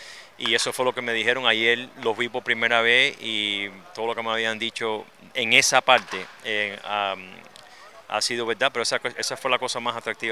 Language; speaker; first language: Spanish; early bilingual, other home language; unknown